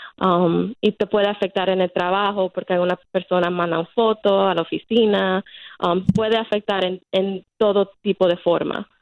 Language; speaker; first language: Spanish; early bilingual, heritage; Spanish